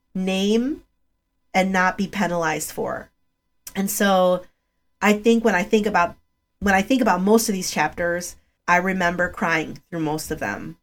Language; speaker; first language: English; early bilingual, other home language; Spanish